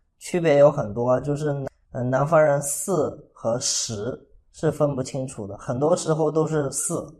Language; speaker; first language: Chinese; native; Chinese